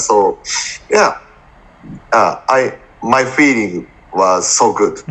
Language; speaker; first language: English; non-native, learner; Japanese